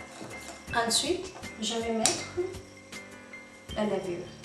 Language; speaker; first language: French; non-native, fluent; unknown